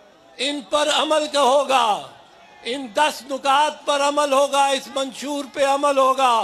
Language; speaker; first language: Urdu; non-native, local second language; Punjabi